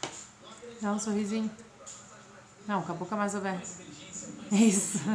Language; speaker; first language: Portuguese; native; Portuguese